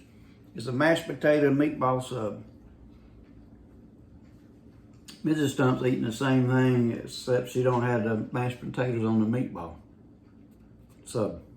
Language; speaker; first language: English; native; English